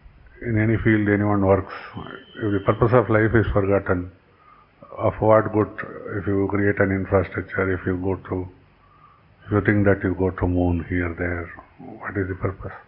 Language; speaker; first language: English; non-native, local second language; Kannada